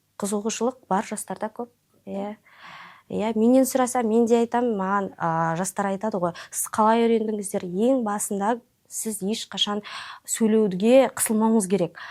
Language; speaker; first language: Kazakh; non-native, local second language; Russian